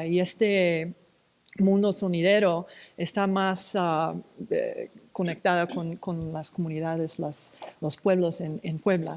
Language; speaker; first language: Spanish; non-native, fluent; English